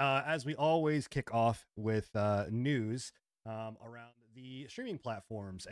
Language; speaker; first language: English; native; English